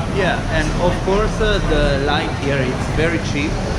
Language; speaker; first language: English; non-native, fluent; Italian